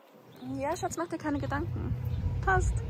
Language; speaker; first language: German; early bilingual, other home language; Turkish